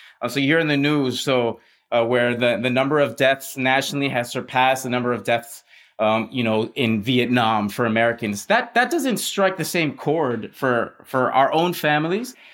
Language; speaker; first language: English; early bilingual, other home language; Spanish